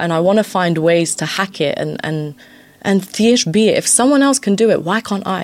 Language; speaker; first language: English; early bilingual, other home language; Albanian